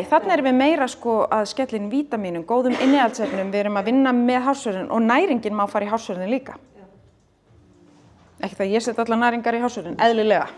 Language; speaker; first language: Icelandic; native; Icelandic